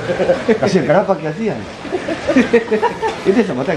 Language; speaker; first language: Indonesian; native; Indonesian